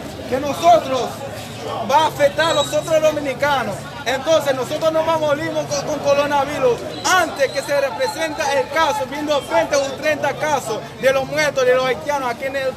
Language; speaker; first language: Spanish; non-native, fluent; Haitian Creole